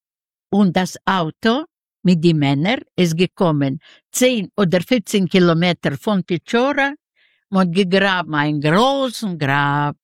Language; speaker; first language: German; non-native, learner; Yiddish